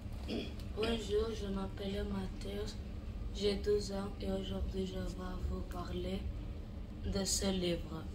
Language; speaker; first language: French; non-native, learner; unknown